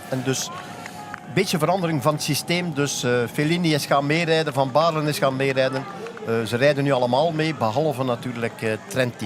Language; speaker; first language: Dutch; native; Dutch